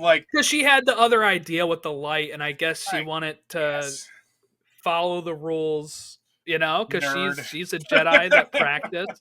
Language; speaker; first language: English; native; English